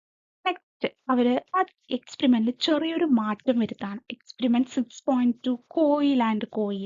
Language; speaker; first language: Malayalam; native; Malayalam